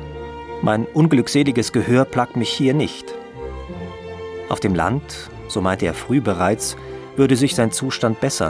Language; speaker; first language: German; native; German